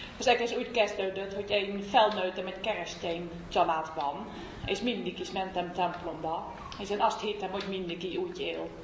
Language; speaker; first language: Hungarian; non-native, fluent; Dutch